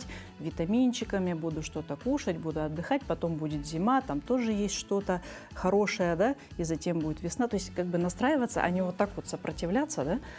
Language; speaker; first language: Russian; native; Russian